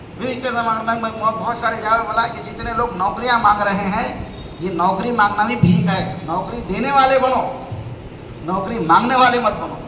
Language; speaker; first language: Urdu; native; Urdu